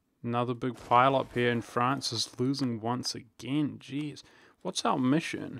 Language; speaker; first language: English; native; English